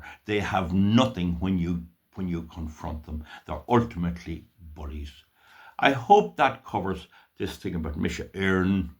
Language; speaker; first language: English; native; English